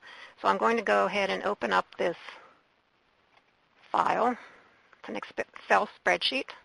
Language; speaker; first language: English; native; English